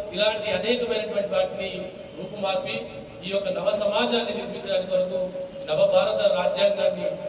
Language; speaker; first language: Telugu; native; Telugu